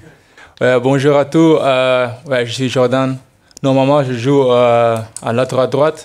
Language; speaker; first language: French; non-native, learner; Dutch